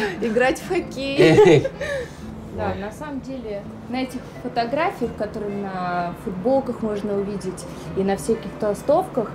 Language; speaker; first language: Russian; native; Russian